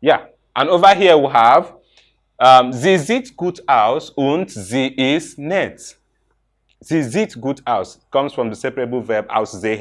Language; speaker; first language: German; non-native, fluent; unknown